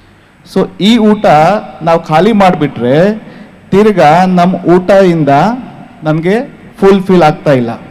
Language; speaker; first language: Kannada; non-native, fluent; Hindi